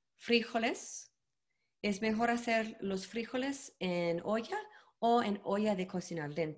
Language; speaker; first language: Spanish; non-native, learner; English